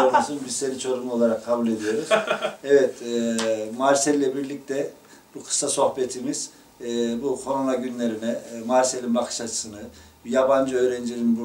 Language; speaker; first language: Turkish; native; Turkish